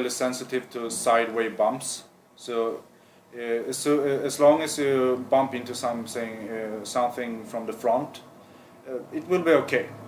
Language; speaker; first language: English; non-native, fluent; Swedish